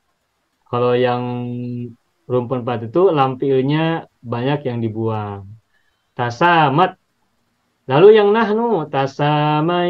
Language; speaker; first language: Indonesian; native; Indonesian